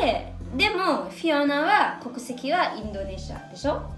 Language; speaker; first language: Japanese; early bilingual, other home language; Indonesian